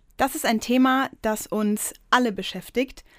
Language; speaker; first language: German; native; German